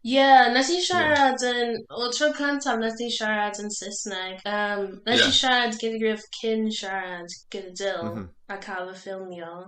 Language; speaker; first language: Welsh; non-native, learner; English